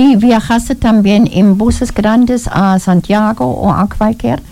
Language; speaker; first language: Spanish; non-native, learner; German